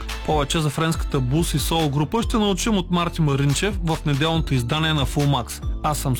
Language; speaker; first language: Bulgarian; native; Bulgarian